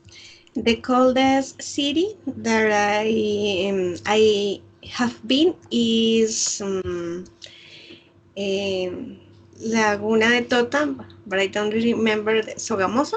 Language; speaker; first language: English; non-native, learner; Spanish